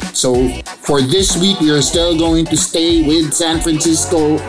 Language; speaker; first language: English; non-native, local second language; Filipino